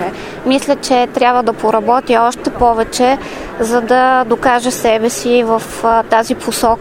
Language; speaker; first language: Bulgarian; native; Bulgarian